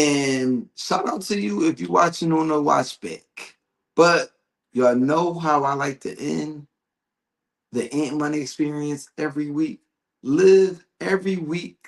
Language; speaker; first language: English; native; English